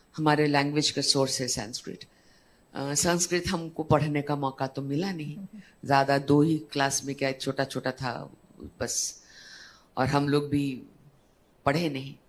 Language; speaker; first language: Hindi; non-native, local second language; Bangla